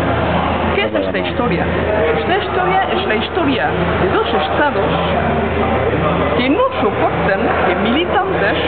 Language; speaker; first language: Spanish; non-native, learner; French